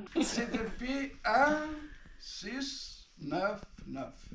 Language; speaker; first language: French; non-native, local second language; Arabic